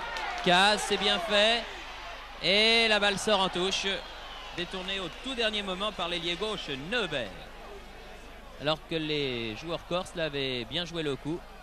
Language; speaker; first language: French; native; French